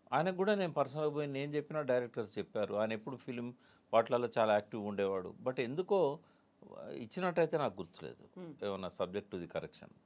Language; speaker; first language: Telugu; native; Telugu